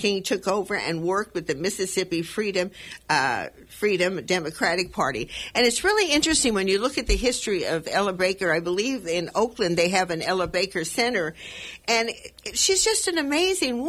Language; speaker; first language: English; native; English